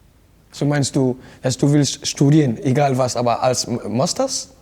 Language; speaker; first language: German; non-native, learner; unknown